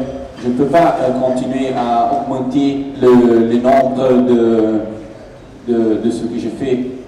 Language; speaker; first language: French; non-native, learner; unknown